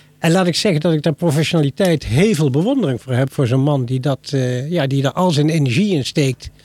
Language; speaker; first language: Dutch; native; Dutch